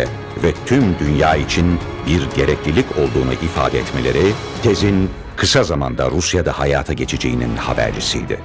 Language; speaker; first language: Turkish; native; Turkish